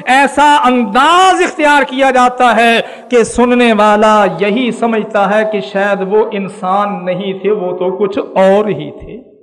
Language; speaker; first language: Urdu; non-native, local second language; Punjabi